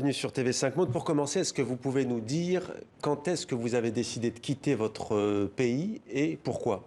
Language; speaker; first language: French; native; French